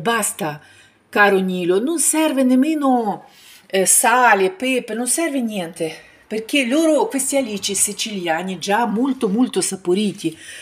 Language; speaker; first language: Italian; non-native, fluent; Ukrainian